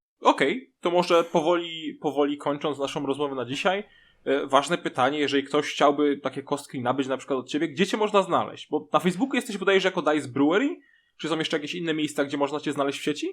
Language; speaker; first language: Polish; native; Polish